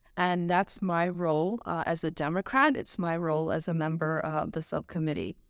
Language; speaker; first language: English; native; English